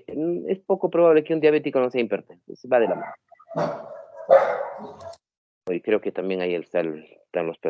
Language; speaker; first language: Spanish; native; Spanish